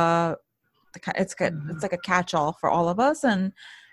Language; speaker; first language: English; native; English